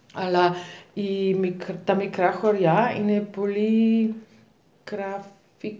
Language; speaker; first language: Greek; non-native, learner; German